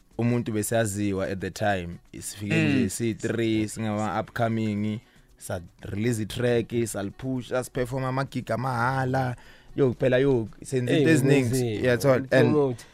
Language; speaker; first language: Zulu; native; Zulu